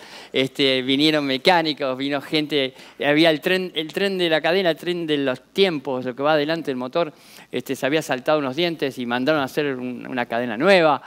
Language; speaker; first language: Spanish; native; Spanish